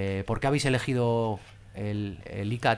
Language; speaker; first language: Spanish; native; Spanish